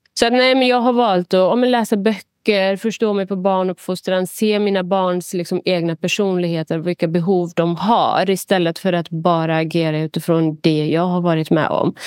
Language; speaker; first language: Swedish; early bilingual, other home language; Persian